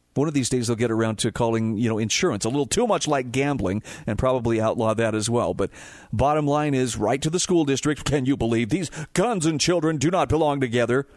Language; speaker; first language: English; native; English